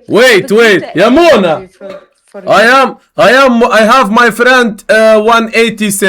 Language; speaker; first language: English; non-native, learner; Arabic